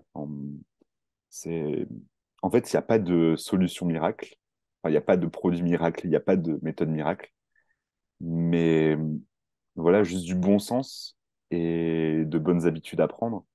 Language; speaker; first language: French; native; French